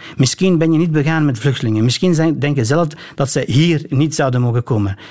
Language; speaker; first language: Dutch; non-native, fluent; Albanian